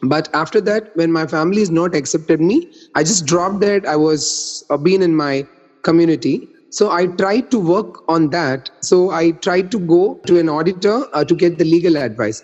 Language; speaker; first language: English; non-native, local second language; Tamil